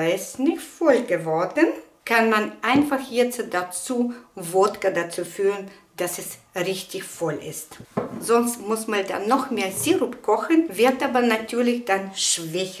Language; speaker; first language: German; non-native, learner; Russian